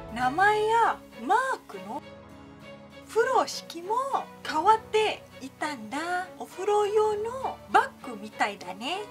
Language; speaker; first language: Japanese; non-native, fluent; Malay